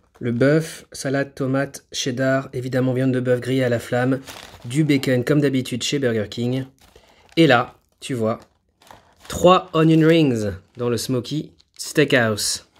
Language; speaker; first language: French; native; French